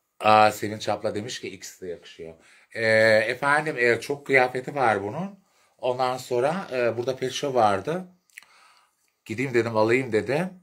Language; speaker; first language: Turkish; non-native, local second language; Arabic